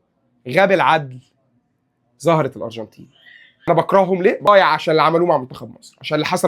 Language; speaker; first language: Arabic; native; Arabic